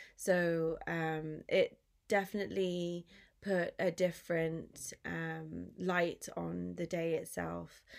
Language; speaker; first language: English; native; English